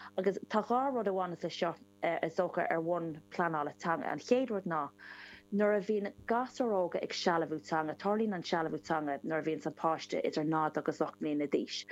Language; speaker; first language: Irish; non-native, local second language; English